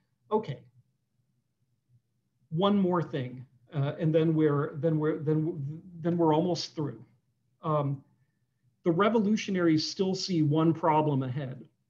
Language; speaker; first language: English; native; English